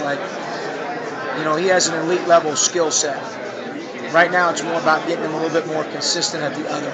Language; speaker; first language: English; native; English